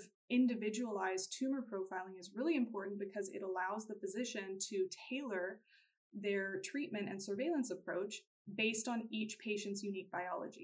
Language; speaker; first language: English; native; English